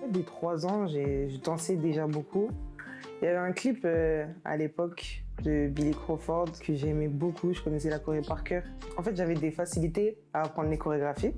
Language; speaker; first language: French; native; French